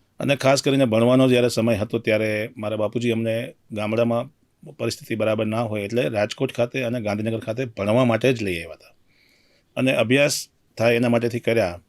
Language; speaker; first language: Gujarati; native; Gujarati